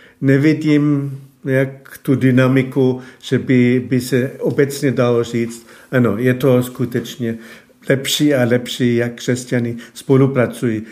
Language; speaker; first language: Czech; non-native, fluent; German